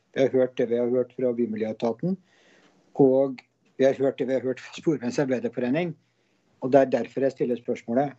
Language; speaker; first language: Norwegian; native; Norwegian